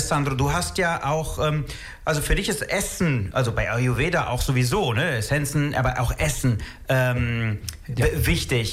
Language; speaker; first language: German; early bilingual, other home language; Italian